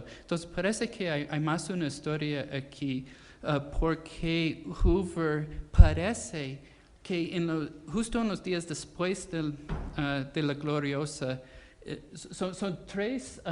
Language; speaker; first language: Spanish; non-native, fluent; English